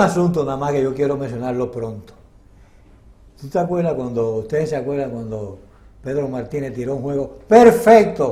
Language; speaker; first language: Spanish; native; Spanish